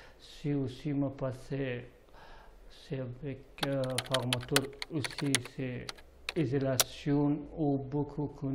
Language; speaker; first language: French; non-native, learner; Persian